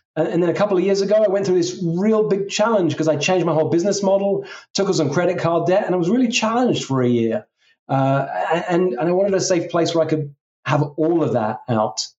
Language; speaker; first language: English; native; English